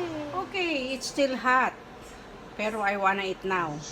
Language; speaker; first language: English; non-native, local second language; Filipino